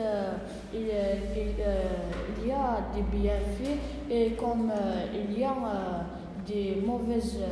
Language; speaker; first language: French; non-native, learner; Arabic